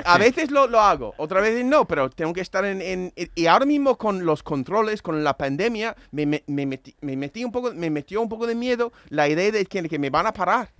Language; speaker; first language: Spanish; non-native, fluent; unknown